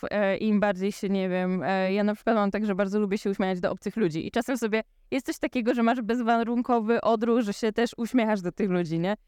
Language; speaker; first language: Polish; native; Polish